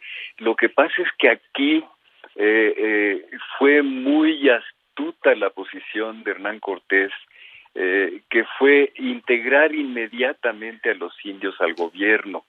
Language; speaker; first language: Spanish; native; Spanish